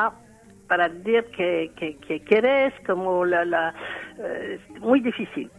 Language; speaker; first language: Spanish; non-native, learner; French